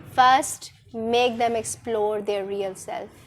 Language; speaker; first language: English; non-native, local second language; Urdu